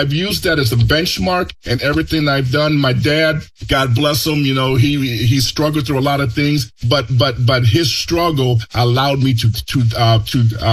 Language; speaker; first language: English; early bilingual, other home language; Spanish